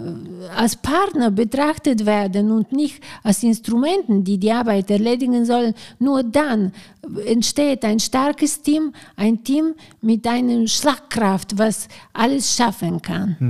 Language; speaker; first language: German; non-native, fluent; Bulgarian